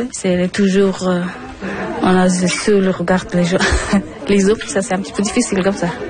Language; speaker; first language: French; non-native, learner; Persian